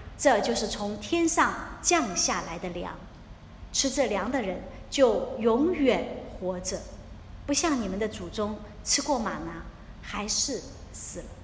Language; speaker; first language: Chinese; non-native, local second language; Cantonese